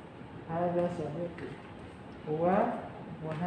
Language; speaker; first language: Arabic; non-native, learner; Indonesian